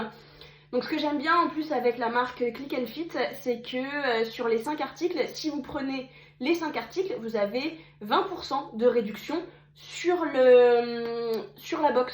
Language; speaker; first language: French; native; French